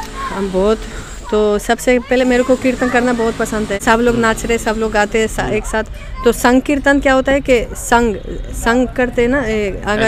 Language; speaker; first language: Hindi; non-native, fluent; Spanish